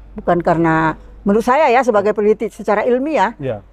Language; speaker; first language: Indonesian; native; Indonesian